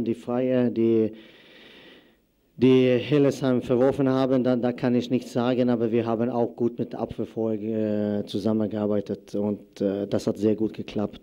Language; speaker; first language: German; non-native, fluent; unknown